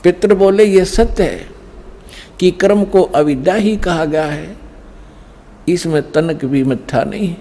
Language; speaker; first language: Hindi; native; Hindi